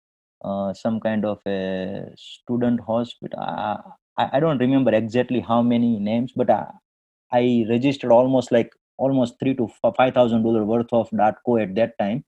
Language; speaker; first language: English; non-native, local second language; Gujarati